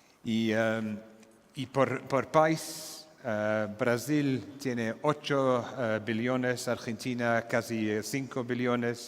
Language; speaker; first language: Spanish; non-native, fluent; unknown